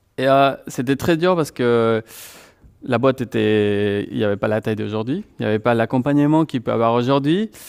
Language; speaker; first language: French; non-native, fluent; Spanish